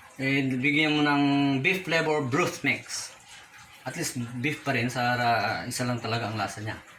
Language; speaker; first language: Filipino; native; Filipino